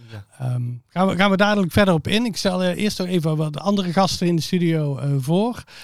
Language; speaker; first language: Dutch; native; Dutch